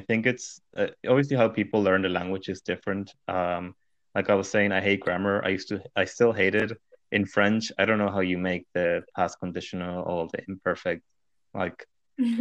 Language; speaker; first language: English; non-native, fluent; Spanish